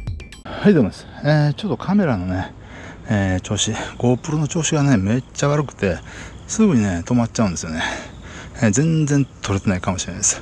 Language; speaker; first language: Japanese; native; Japanese